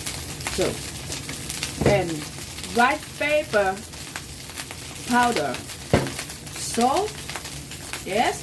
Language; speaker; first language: English; non-native, learner; Thai